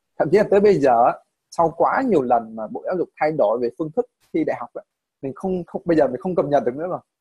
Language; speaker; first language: Vietnamese; native; Vietnamese